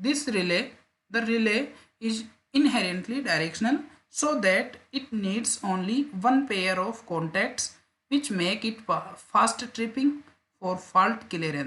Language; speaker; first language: English; non-native, local second language; Hindi